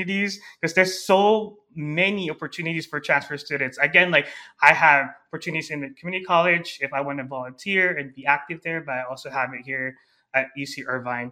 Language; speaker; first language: English; non-native, local second language; Filipino